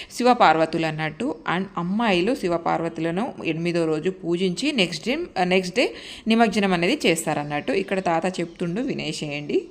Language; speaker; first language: Telugu; non-native, local second language; Lambadi